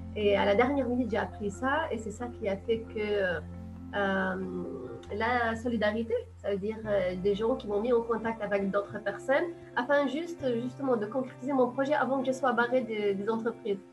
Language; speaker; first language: French; non-native, local second language; Arabic